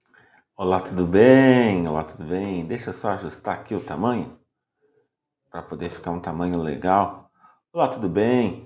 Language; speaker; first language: Portuguese; native; Portuguese